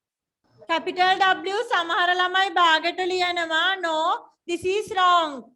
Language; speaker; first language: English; non-native, fluent; Sinhala